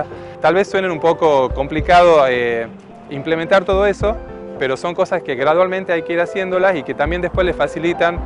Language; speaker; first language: Spanish; native; Spanish